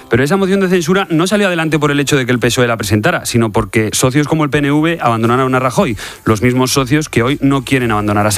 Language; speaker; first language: Spanish; native; Spanish